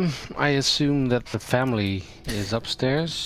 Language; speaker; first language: English; non-native, fluent; French